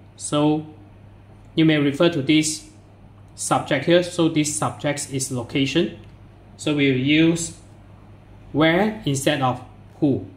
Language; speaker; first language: English; non-native, local second language; Chinese